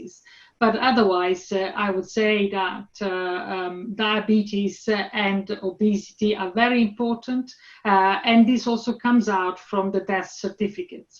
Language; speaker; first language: English; non-native, fluent; Italian